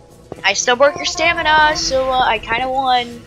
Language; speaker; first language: English; native; English